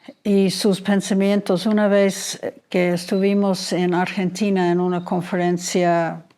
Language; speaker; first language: Spanish; non-native, fluent; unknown